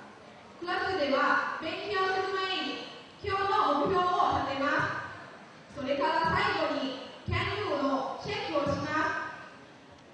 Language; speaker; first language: Japanese; non-native, learner; Lao